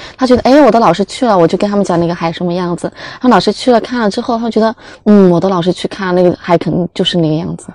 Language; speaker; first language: Chinese; native; Chinese